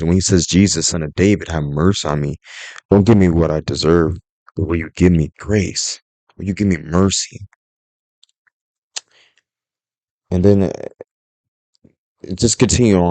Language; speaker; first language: English; native; English